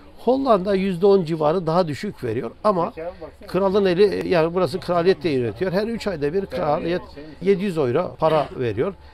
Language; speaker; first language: Turkish; native; Turkish